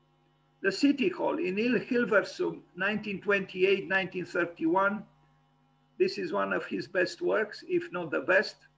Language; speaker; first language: English; non-native, fluent; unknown